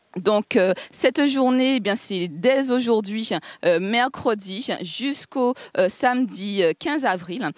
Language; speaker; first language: French; native; French